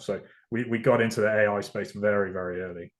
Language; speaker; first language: English; native; English